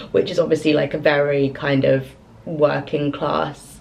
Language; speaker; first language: English; native; English